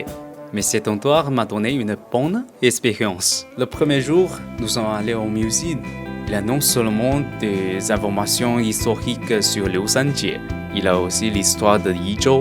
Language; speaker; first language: French; non-native, learner; Chinese